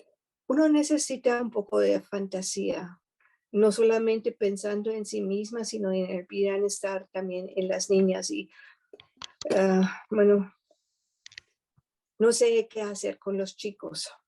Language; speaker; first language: Spanish; non-native, fluent; German